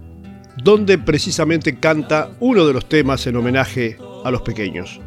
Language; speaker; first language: Spanish; native; Spanish